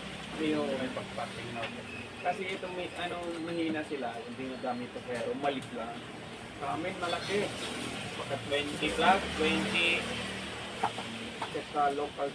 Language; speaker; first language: Filipino; non-native, learner; Punjabi